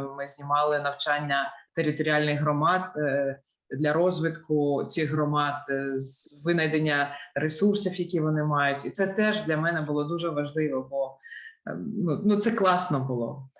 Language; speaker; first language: Ukrainian; non-native, local second language; Russian